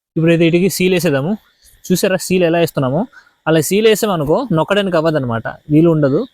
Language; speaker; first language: Telugu; native; Telugu